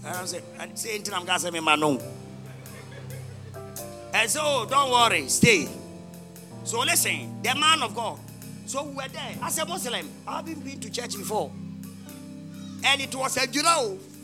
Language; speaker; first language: English; non-native, local second language; Akan